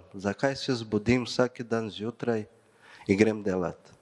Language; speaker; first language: Slovenian; non-native, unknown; Portuguese